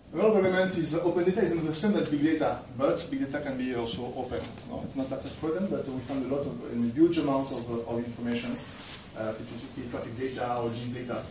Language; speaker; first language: English; non-native, fluent; French